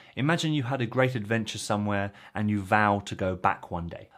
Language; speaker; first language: English; native; English